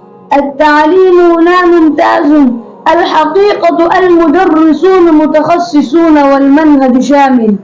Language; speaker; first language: Arabic; non-native, learner; Urdu